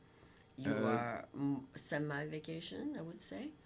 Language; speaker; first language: English; non-native, fluent; French